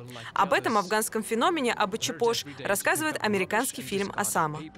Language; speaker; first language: Russian; native; Russian